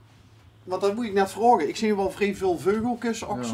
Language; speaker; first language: Dutch; native; Dutch